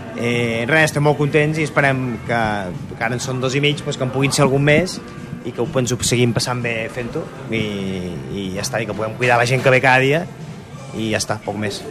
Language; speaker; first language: Catalan; native; Catalan